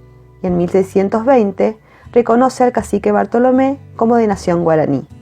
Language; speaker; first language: Spanish; native; Spanish